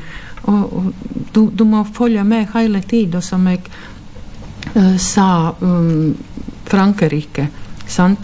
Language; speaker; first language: Norwegian; non-native, fluent; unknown